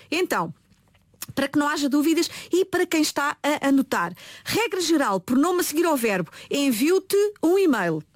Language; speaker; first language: Portuguese; native; Portuguese